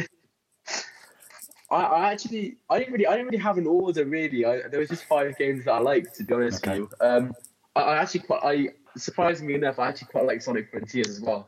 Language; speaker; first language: English; native; English